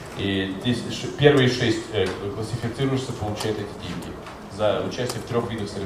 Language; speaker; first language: Russian; native; Russian